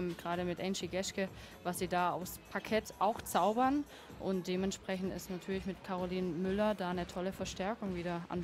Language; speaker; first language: German; native; German